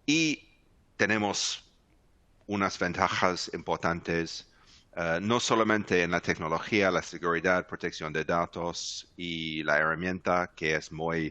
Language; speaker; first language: Spanish; non-native, fluent; English